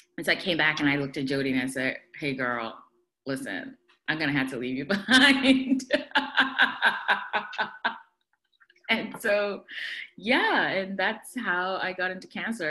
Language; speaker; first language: English; non-native, local second language; Akan